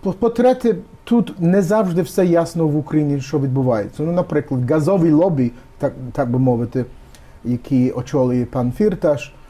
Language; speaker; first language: Ukrainian; early bilingual, heritage; Ukrainian